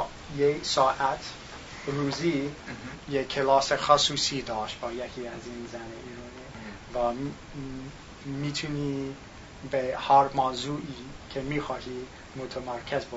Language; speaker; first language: Tajik; non-native, learner; English